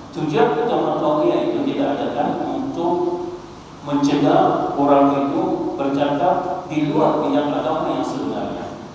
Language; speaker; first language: Malay; native; Malay